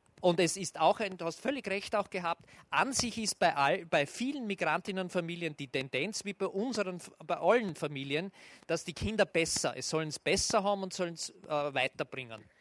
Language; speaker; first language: German; native; German